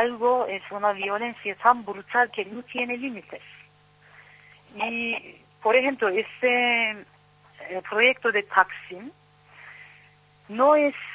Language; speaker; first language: Spanish; non-native, learner; Turkish